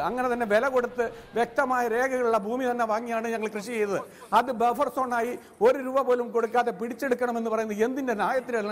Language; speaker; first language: Malayalam; native; Malayalam